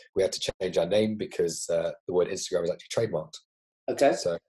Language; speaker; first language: English; native; English